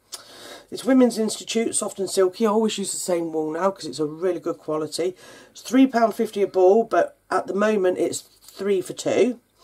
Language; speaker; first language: English; native; English